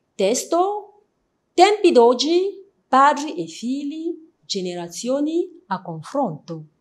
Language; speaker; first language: Italian; non-native, fluent; French